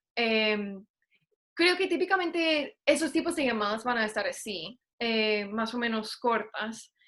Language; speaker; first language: Spanish; non-native, fluent; English